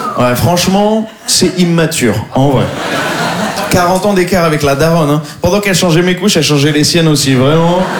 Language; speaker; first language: French; native; French